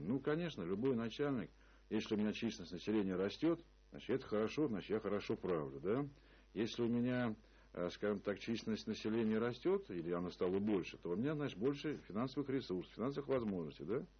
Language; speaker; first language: Russian; native; Russian